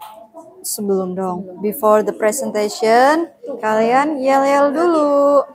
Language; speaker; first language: English; non-native, learner; Indonesian